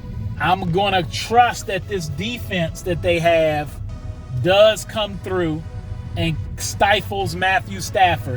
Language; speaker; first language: English; native; English